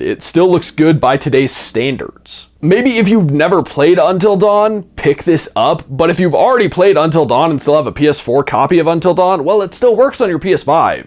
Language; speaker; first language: English; native; English